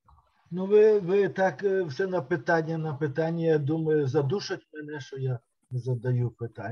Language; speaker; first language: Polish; non-native, fluent; Ukrainian